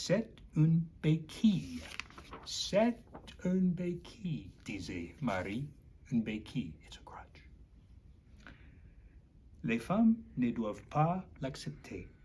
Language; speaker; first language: French; non-native, learner; English